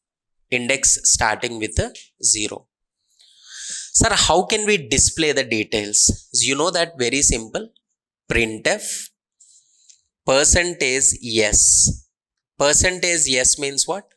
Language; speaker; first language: English; non-native, local second language; Telugu